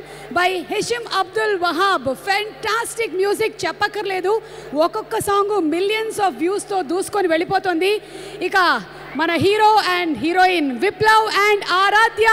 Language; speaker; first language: Telugu; native; Telugu